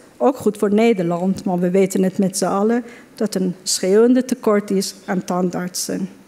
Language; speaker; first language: Dutch; non-native, fluent; Persian